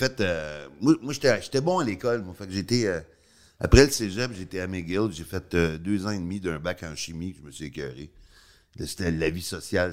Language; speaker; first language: French; native; French